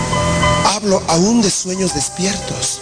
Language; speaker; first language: Spanish; native; Spanish